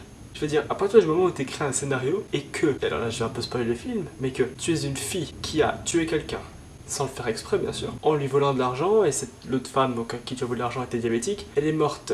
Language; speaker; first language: French; native; French